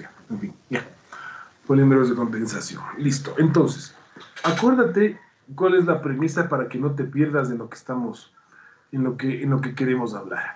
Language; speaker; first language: Spanish; native; Spanish